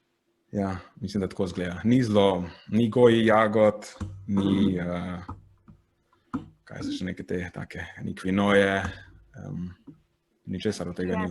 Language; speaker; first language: Slovenian; native; Slovenian